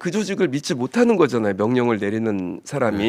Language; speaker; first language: Korean; native; Korean